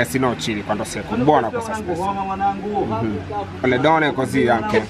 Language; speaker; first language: Italian; non-native, learner; Swahili